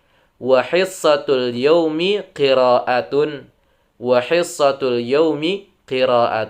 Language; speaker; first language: Arabic; non-native, fluent; Indonesian